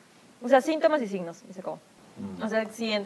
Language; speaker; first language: Spanish; native; Spanish